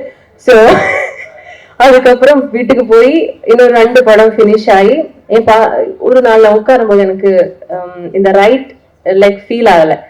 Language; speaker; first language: Tamil; non-native, learner; Malayalam